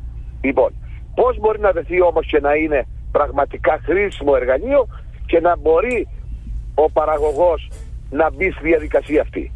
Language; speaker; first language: Greek; native; Greek